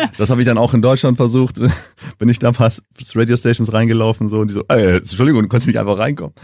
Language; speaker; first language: German; early bilingual, heritage; German